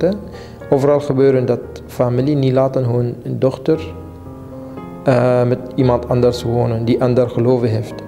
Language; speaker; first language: Dutch; non-native, learner; Kurdish